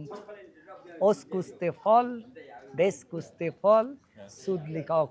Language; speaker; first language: German; non-native, learner; Bangla